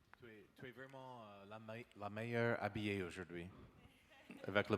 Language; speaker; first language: French; non-native, learner; English